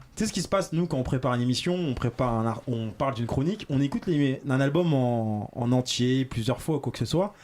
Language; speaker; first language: French; native; French